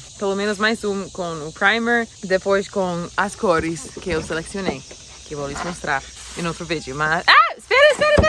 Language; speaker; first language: Portuguese; non-native, fluent; English